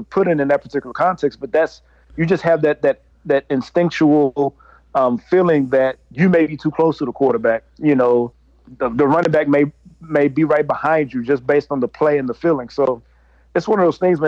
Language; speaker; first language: English; native; English